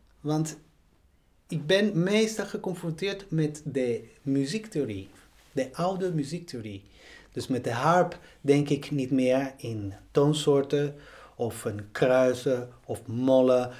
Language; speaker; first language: Dutch; non-native, fluent; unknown